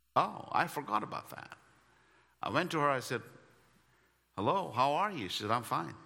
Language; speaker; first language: English; non-native, local second language; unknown